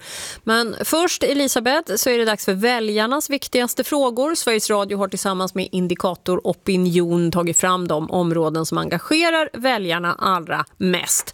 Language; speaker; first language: Swedish; native; Swedish